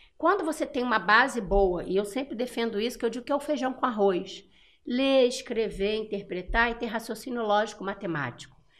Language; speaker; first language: Portuguese; native; Portuguese